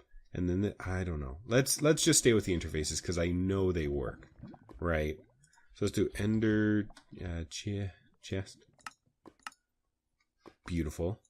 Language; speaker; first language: English; native; English